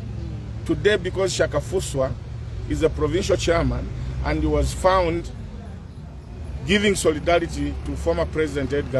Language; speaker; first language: English; non-native, local second language; Bemba